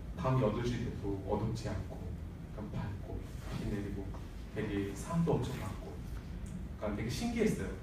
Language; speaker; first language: Korean; non-native, fluent; Bangla